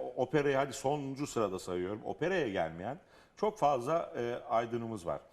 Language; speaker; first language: Turkish; non-native, fluent; Italian